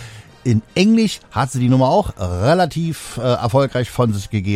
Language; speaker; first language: German; native; German